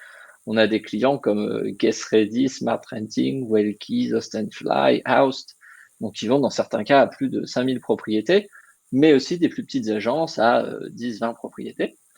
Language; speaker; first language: French; native; French